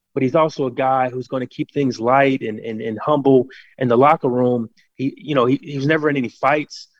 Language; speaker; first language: English; native; English